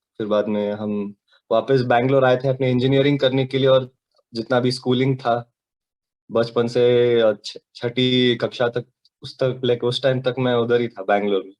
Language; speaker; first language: Hindi; non-native, local second language; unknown